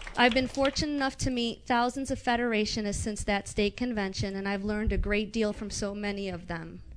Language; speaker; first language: English; non-native, local second language; Arabic